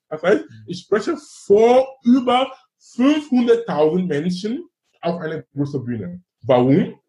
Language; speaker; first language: German; non-native, fluent; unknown